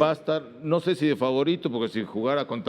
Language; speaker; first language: Spanish; native; Spanish